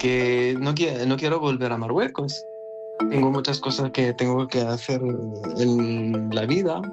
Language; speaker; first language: Spanish; non-native, learner; Arabic